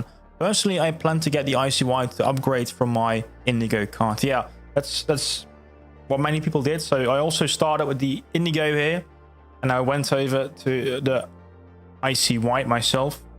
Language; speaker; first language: English; non-native, fluent; Dutch